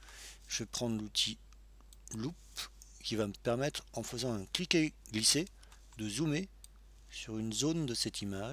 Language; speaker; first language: French; native; French